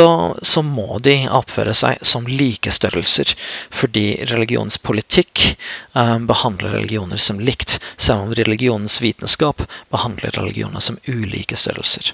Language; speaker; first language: Norwegian; non-native, fluent; English